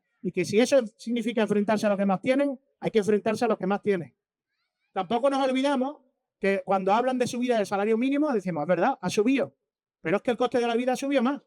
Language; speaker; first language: Spanish; native; Spanish